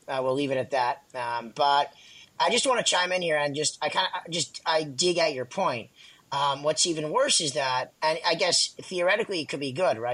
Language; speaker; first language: English; native; English